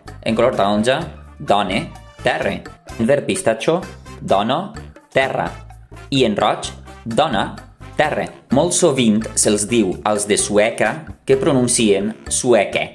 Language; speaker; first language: Catalan; native; Catalan